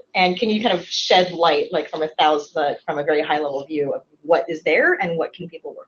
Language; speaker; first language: English; native; English